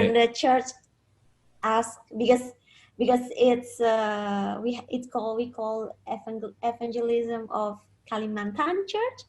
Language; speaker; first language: English; non-native, fluent; Indonesian